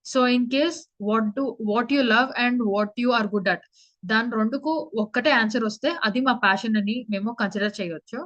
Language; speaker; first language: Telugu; early bilingual, heritage; Telugu